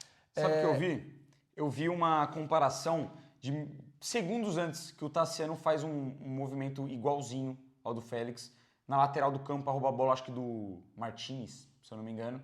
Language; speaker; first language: Portuguese; native; Portuguese